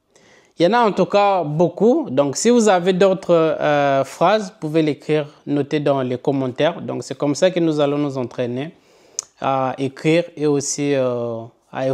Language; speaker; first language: French; non-native, local second language; Kongo